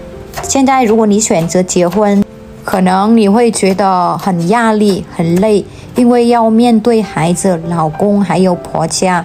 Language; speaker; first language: Chinese; non-native, fluent; Vietnamese